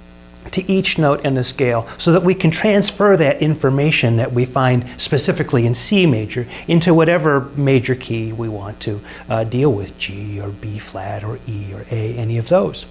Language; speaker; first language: English; native; English